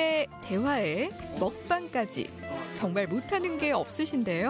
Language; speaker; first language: Korean; native; Korean